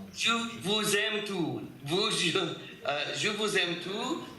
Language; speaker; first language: French; non-native, learner; English